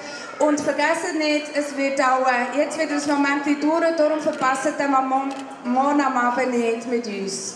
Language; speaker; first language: German; native; German